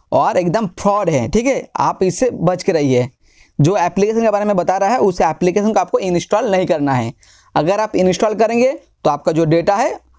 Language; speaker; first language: Hindi; non-native, local second language; Bangla